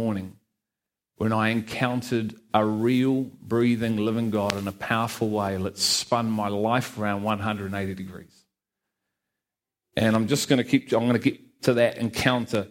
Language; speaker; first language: English; native; English